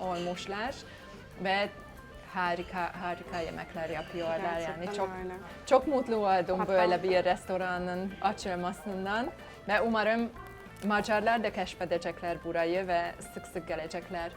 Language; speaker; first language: Turkish; non-native, fluent; Hungarian